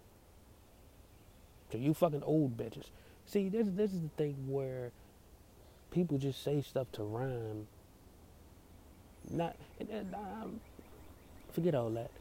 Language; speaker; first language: English; native; English